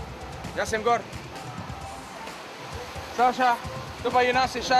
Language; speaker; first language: Slovenian; non-native, learner; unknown